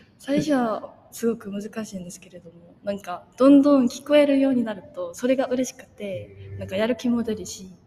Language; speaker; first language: Japanese; non-native, fluent; Korean